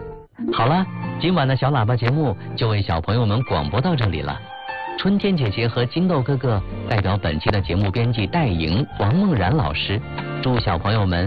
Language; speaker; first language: Chinese; native; Chinese